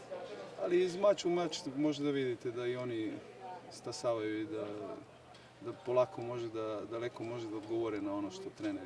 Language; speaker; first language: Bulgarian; non-native, learner; Serbian